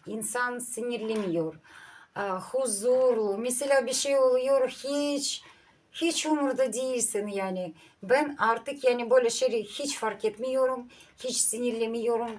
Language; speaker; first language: Turkish; non-native, learner; Russian